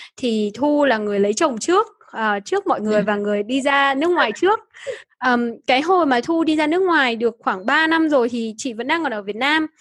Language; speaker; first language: Vietnamese; native; Vietnamese